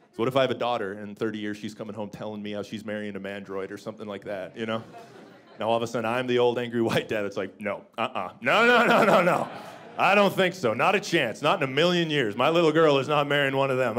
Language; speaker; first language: English; native; English